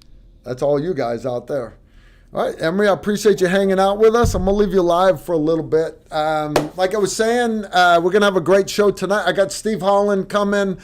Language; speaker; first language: English; native; English